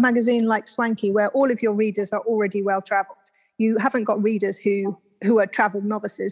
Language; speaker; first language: English; native; English